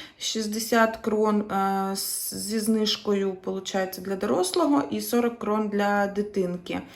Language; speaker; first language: Ukrainian; non-native, local second language; Russian